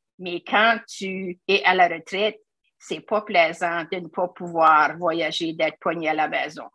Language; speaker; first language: French; native; French